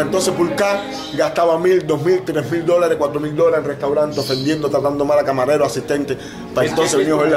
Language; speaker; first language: Spanish; native; Spanish